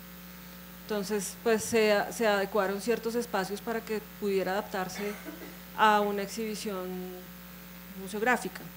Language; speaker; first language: Spanish; native; Spanish